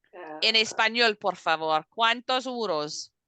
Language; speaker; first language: Spanish; non-native, fluent; English